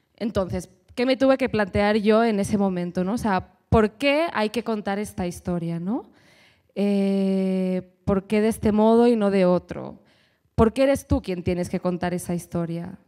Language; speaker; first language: Spanish; native; Spanish